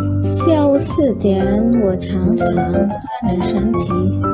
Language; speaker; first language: Chinese; non-native, learner; Indonesian